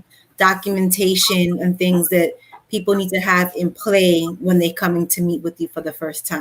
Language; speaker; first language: English; native; English